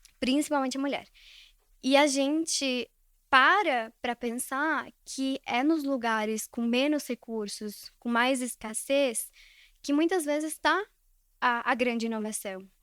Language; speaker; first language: Portuguese; early bilingual, other home language; Spanish